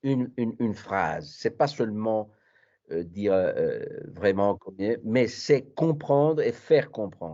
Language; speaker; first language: French; non-native, fluent; Italian